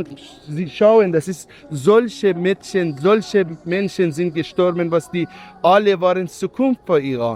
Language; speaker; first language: German; non-native, learner; Persian